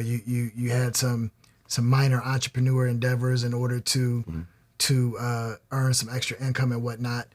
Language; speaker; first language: English; native; English